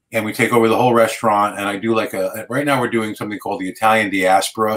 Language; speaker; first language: English; native; English